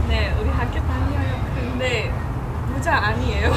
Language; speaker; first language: Korean; non-native, learner; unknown